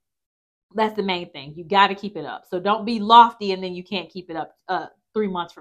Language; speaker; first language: English; native; English